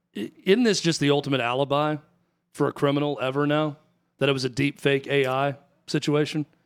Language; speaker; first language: English; native; English